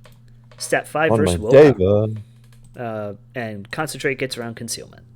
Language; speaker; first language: English; native; English